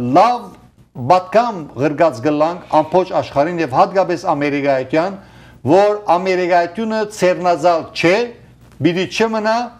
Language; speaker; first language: Armenian; early bilingual, heritage; Armenian